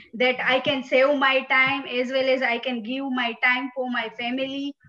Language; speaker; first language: English; non-native, local second language; Gujarati